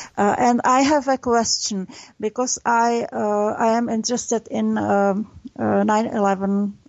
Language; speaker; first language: English; non-native, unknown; Czech